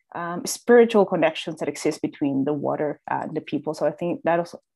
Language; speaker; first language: English; non-native, fluent; Spanish